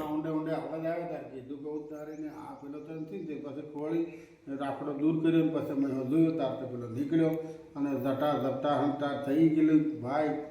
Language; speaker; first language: Gujarati; non-native, local second language; Bhili